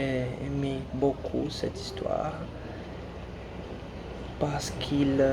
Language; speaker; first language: French; non-native, learner; Portuguese